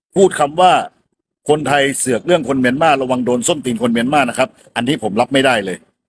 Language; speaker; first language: Thai; non-native, fluent; Burmese